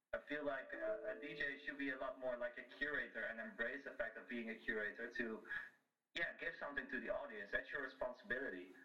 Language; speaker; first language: English; non-native, fluent; Dutch